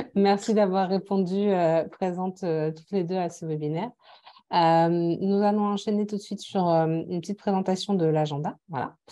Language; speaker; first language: French; native; French